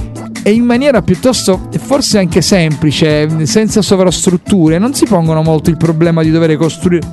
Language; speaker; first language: Italian; native; Italian